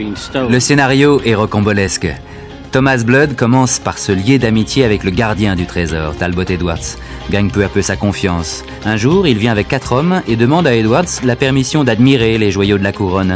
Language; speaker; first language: French; native; French